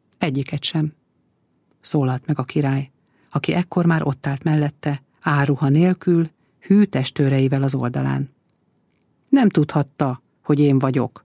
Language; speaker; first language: Hungarian; native; Hungarian